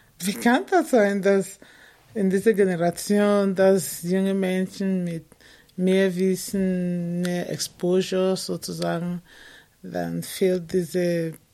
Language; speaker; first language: German; non-native, fluent; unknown